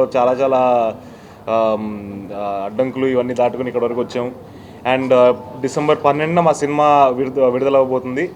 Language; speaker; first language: Telugu; native; Telugu